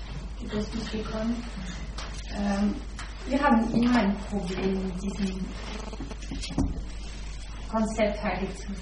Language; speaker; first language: German; non-native, fluent; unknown